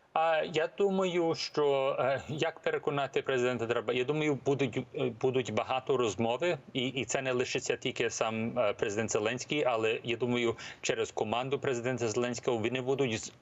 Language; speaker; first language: Ukrainian; early bilingual, heritage; English